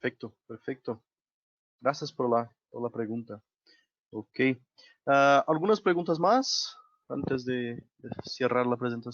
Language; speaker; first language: Spanish; non-native, local second language; Portuguese